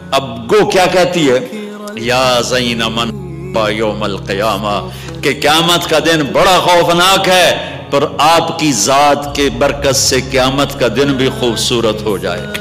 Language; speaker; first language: Urdu; non-native, local second language; Punjabi